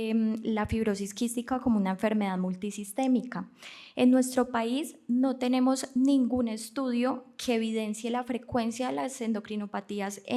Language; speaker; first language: Spanish; native; Spanish